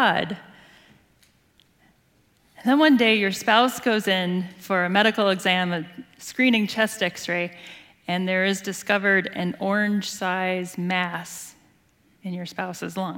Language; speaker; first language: English; native; English